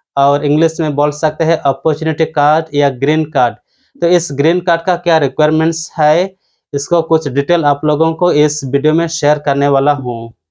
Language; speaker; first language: Hindi; non-native, local second language; Odia